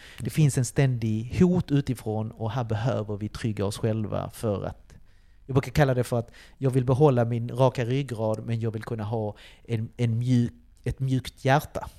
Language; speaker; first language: Swedish; early bilingual, other home language; Spanish